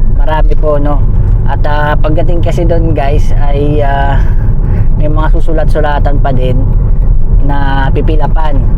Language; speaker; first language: Filipino; native; Filipino